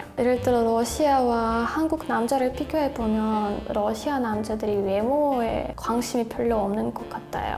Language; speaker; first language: Korean; non-native, fluent; Russian